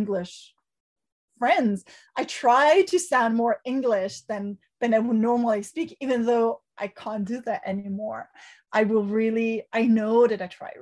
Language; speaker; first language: English; non-native, fluent; Italian